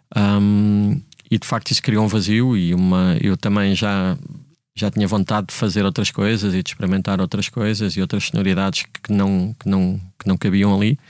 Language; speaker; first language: Portuguese; native; Portuguese